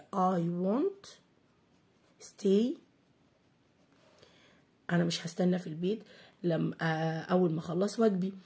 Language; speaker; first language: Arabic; native; Arabic